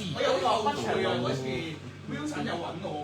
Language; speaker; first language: Cantonese; native; Cantonese